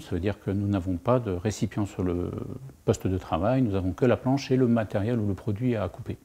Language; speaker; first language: French; native; French